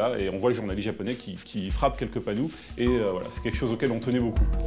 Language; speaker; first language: French; native; French